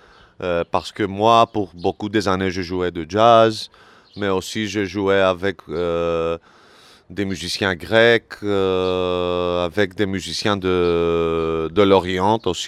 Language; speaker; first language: French; non-native, learner; Greek